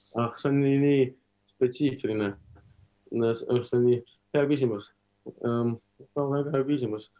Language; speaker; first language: Estonian; non-native, local second language; Russian